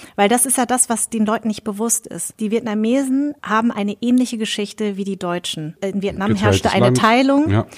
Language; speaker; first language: German; early bilingual, other home language; Vietnamese